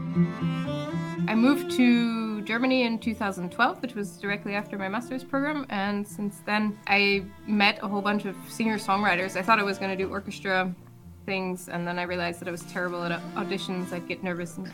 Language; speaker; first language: English; native; English